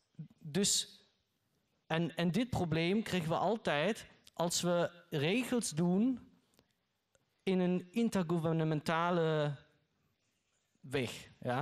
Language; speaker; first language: Dutch; non-native, learner; German